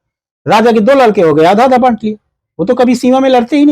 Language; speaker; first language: Hindi; native; Hindi